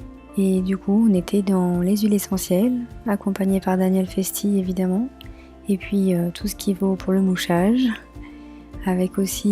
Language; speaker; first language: French; native; French